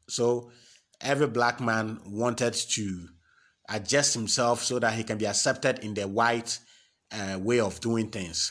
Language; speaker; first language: English; non-native, local second language; Akan